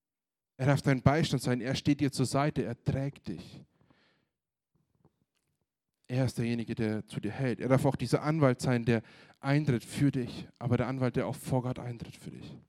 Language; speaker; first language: German; native; German